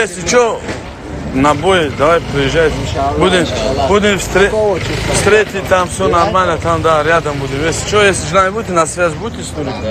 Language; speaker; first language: Russian; non-native, learner; Tajik